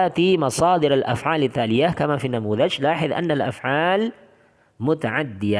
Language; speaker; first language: Arabic; non-native, fluent; Indonesian